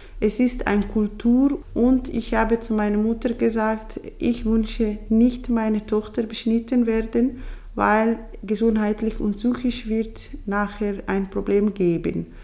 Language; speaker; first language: German; non-native, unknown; Somali